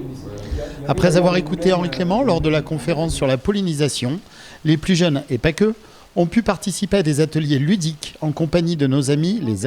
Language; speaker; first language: French; native; French